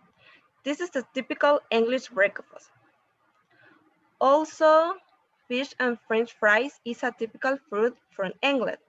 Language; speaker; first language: English; non-native, learner; Spanish